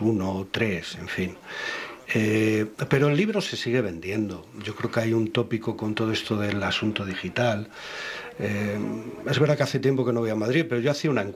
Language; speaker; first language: Spanish; native; Spanish